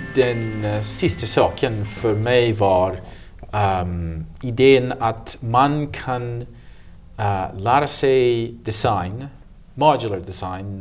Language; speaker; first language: Swedish; non-native, learner; English